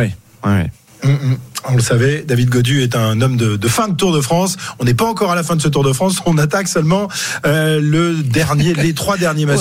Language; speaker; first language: French; native; French